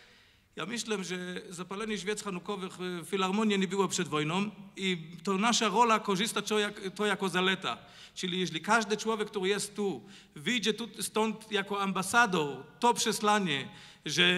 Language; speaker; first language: Polish; non-native, fluent; Hebrew